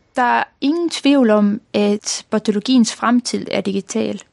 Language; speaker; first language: Danish; non-native, fluent; Estonian